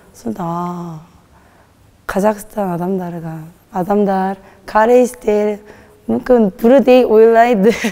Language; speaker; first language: Kazakh; non-native, learner; Korean